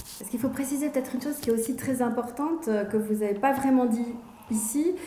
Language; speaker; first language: French; native; French